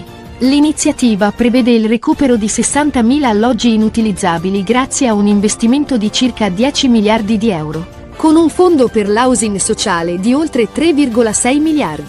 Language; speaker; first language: Italian; native; Italian